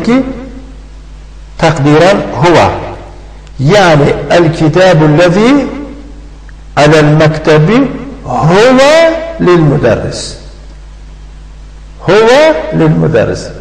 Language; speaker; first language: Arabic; non-native, fluent; Tajik